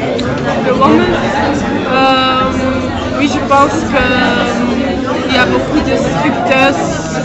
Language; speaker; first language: French; non-native, fluent; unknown